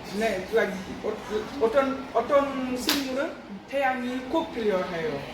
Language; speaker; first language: Korean; non-native, learner; Wolof